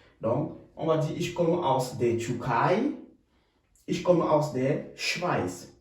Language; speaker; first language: German; non-native, fluent; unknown